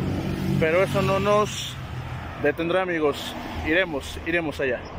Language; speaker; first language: Spanish; native; Spanish